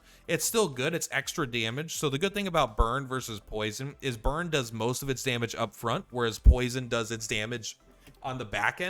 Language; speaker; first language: English; native; English